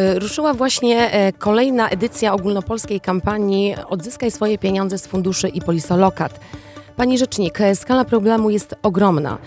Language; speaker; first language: Polish; native; Polish